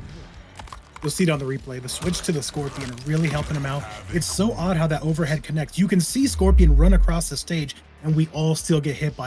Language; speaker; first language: English; native; English